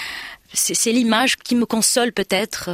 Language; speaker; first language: French; non-native, local second language; Arabic